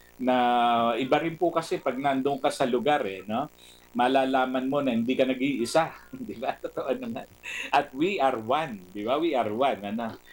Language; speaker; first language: Filipino; native; Filipino